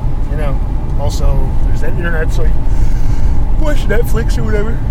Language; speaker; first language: English; native; English